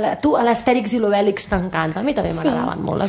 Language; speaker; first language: Catalan; native; Catalan